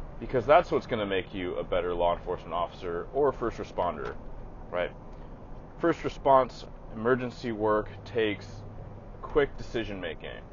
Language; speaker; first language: English; native; English